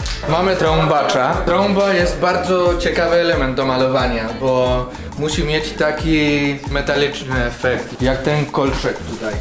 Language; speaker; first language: Polish; non-native, learner; Spanish